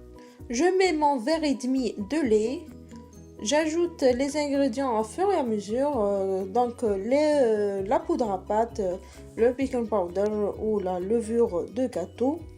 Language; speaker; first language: French; non-native, local second language; Arabic